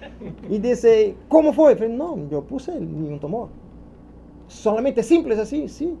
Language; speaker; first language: Spanish; non-native, learner; Portuguese